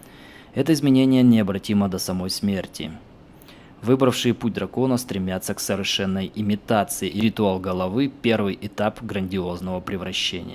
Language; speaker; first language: Russian; native; Russian